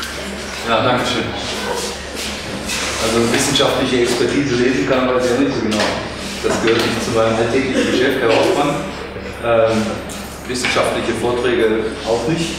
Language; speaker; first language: German; native; German